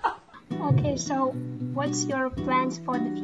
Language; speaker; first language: English; non-native, fluent; Tatar